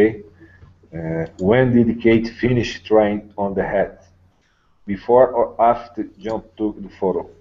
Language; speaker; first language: English; non-native, learner; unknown